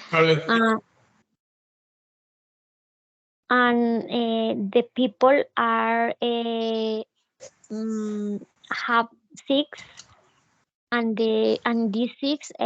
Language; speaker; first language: English; non-native, learner; Spanish